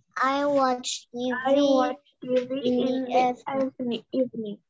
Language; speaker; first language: English; non-native, local second language; Indonesian